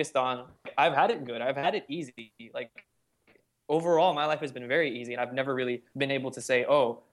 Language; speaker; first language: English; early bilingual, other home language; Hindi